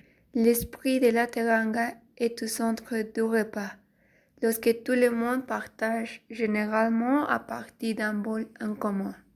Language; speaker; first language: French; non-native, learner; Spanish